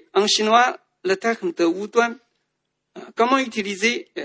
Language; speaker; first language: French; non-native, fluent; Chinese